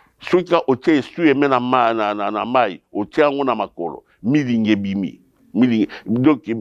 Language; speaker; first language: Lingala; non-native, local second language; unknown